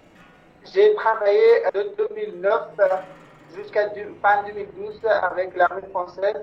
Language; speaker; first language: French; non-native, local second language; Persian